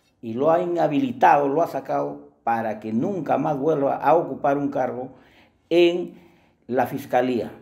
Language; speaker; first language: Spanish; native; Spanish